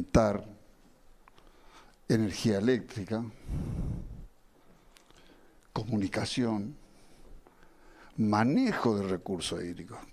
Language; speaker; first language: Spanish; native; Spanish